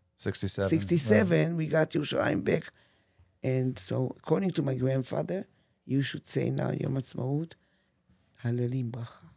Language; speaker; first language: English; non-native, fluent; Hebrew